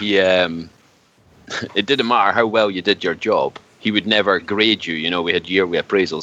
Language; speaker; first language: English; native; English